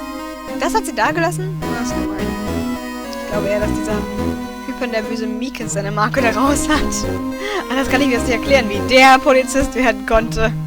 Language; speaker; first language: German; native; German